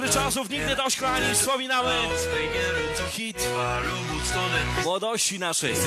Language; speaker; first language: Polish; native; Polish